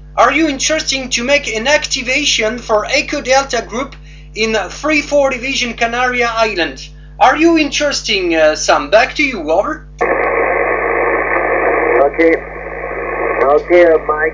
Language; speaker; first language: English; non-native, learner; French